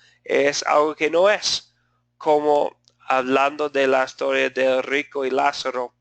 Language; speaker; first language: Spanish; non-native, fluent; English